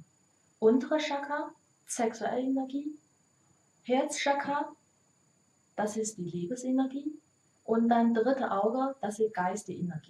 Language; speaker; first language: German; non-native, learner; Chinese